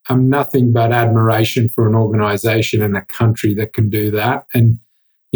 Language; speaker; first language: English; native; English